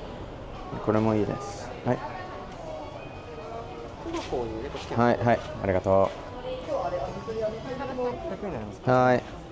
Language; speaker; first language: Japanese; non-native, learner; English